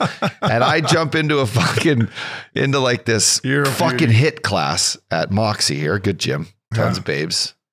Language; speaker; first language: English; native; English